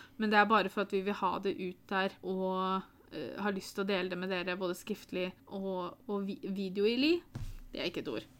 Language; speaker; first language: Norwegian; native; Norwegian